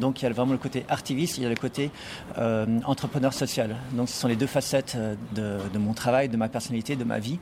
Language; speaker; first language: French; native; French